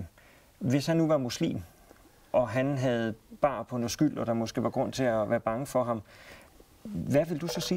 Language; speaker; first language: Danish; native; Danish